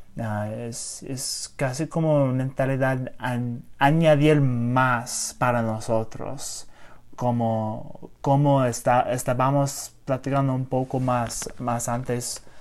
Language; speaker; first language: Spanish; non-native, learner; English